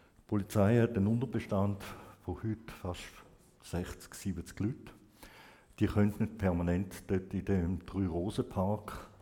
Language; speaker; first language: German; native; German